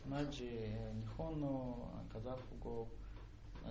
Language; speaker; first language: Japanese; non-native, learner; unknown